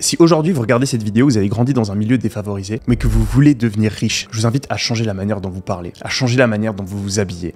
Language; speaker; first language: French; native; French